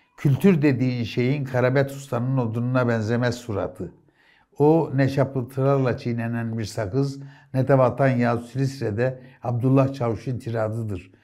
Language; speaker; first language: Turkish; native; Turkish